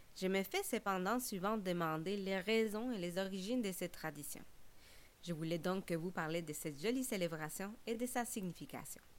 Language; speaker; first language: French; non-native, fluent; Spanish